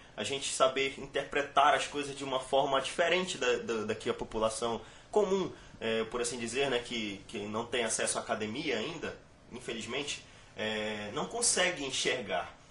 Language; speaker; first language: Portuguese; native; Portuguese